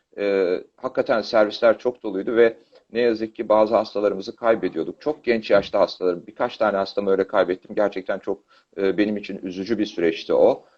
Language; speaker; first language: Turkish; native; Turkish